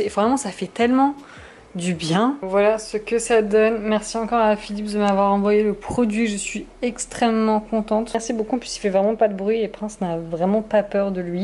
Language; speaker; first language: French; native; French